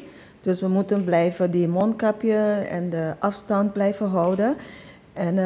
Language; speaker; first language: Dutch; non-native, local second language; Papiamento